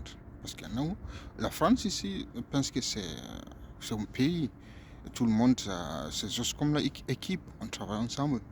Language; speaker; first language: French; non-native, learner; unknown